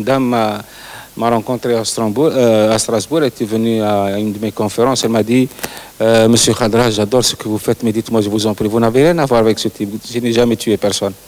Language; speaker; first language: French; non-native, local second language; Arabic